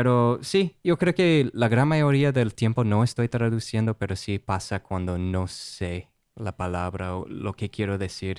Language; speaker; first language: Spanish; non-native, fluent; English